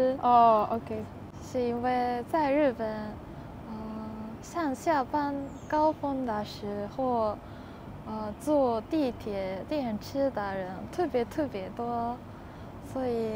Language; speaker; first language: Chinese; non-native, learner; Japanese